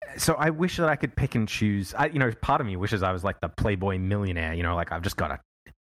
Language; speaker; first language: English; native; English